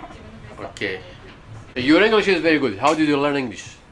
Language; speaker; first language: English; non-native, learner; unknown